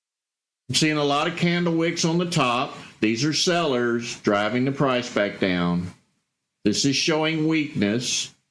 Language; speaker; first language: English; native; English